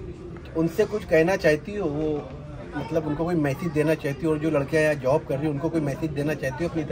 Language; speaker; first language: Hindi; native; Hindi